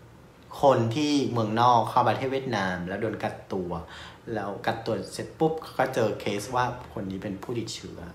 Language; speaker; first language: Thai; non-native, fluent; Vietnamese